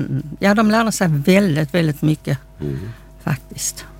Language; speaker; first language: Swedish; native; Swedish